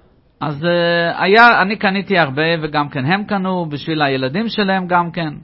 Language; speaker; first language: Hebrew; non-native, fluent; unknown